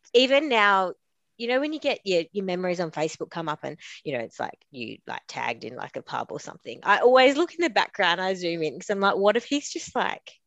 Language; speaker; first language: English; native; English